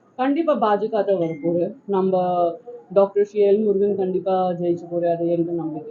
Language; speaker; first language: Tamil; non-native, local second language; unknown